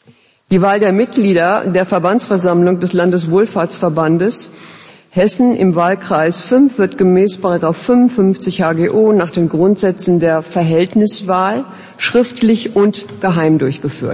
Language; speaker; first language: German; native; German